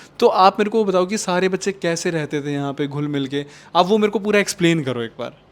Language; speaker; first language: Hindi; native; Hindi